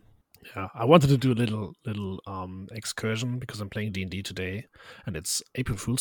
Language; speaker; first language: English; non-native, fluent; German